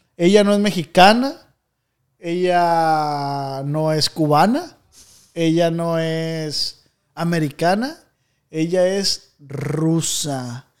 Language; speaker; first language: Spanish; native; Spanish